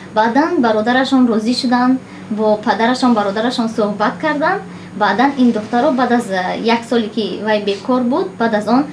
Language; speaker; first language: Tajik; native; Tajik